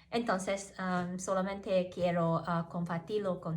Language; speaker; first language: Spanish; non-native, learner; Cantonese